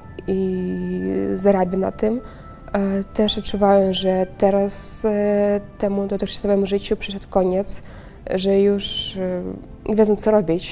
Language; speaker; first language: Polish; non-native, fluent; Russian